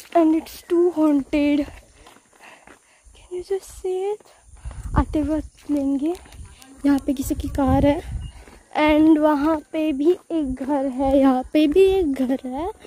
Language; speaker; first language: Hindi; non-native, local second language; Marathi